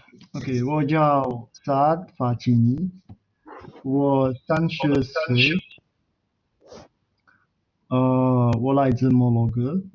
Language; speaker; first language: Chinese; non-native, fluent; Arabic